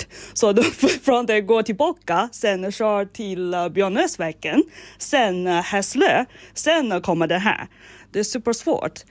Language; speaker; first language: Swedish; non-native, learner; Chinese